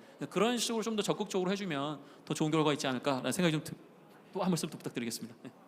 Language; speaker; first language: Korean; native; Korean